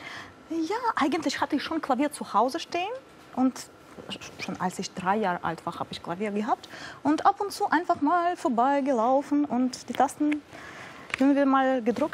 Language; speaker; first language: German; non-native, fluent; Russian